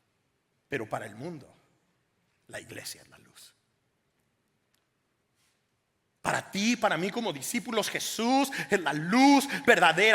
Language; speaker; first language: Spanish; native; Spanish